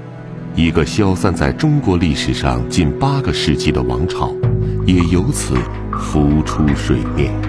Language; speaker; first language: Chinese; native; Chinese